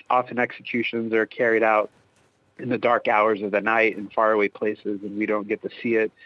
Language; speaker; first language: English; native; English